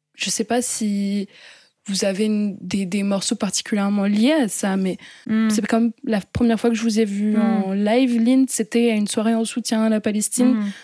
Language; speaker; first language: French; native; French